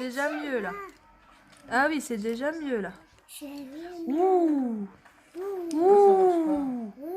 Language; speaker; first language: French; native; French